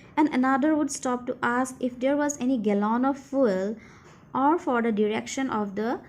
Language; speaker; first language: English; non-native, local second language; Assamese